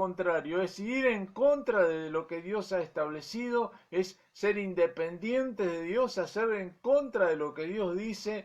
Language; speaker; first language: Spanish; native; Spanish